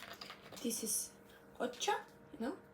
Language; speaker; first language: English; non-native, learner; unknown